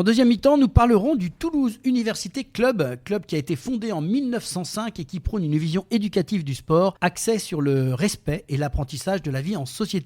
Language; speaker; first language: French; native; French